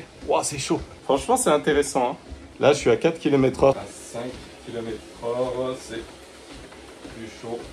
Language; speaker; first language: French; native; French